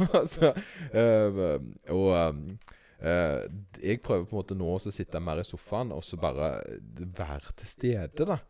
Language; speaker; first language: Norwegian; native; Norwegian